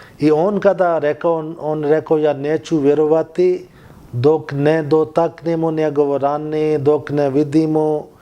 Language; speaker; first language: Bosnian; non-native, learner; Urdu